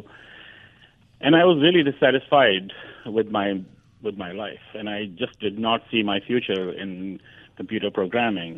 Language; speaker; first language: English; non-native, local second language; Hindi